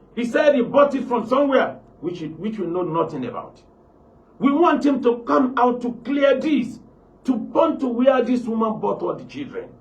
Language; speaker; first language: English; non-native, local second language; Yoruba